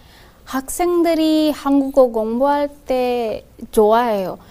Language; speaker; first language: Korean; non-native, learner; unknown